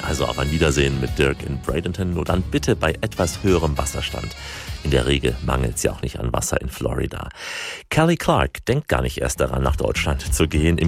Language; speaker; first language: German; native; German